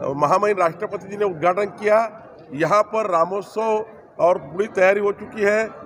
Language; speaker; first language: Hindi; non-native, local second language; Marathi